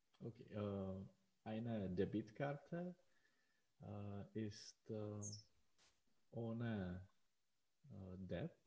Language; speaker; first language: German; non-native, learner; Czech